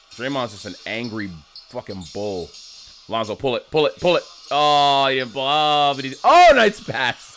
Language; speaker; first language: English; native; English